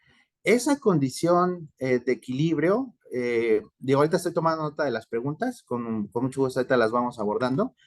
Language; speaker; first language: Spanish; native; Spanish